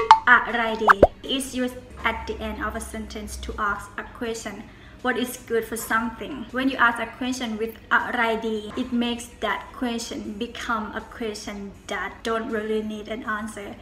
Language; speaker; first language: English; non-native, fluent; Thai